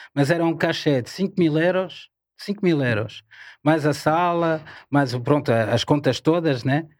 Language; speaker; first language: Portuguese; non-native, fluent; French